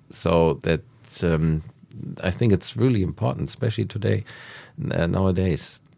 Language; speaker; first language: English; non-native, fluent; German